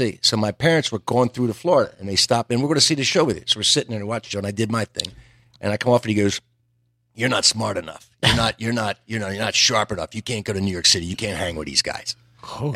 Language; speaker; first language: English; native; English